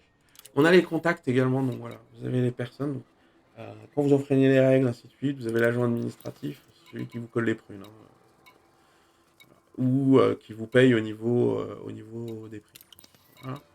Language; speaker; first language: French; native; French